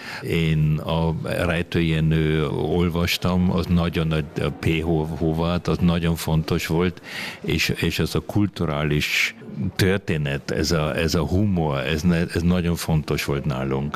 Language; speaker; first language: Hungarian; early bilingual, heritage; Hungarian